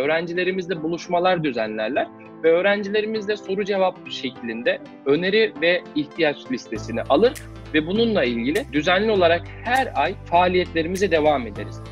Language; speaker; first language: Turkish; native; Turkish